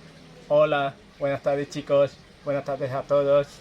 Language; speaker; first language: Spanish; non-native, fluent; Indonesian